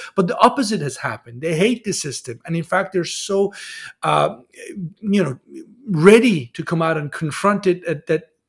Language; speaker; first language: English; non-native, fluent; Persian